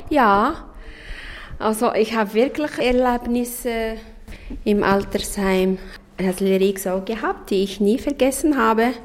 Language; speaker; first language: German; non-native, fluent; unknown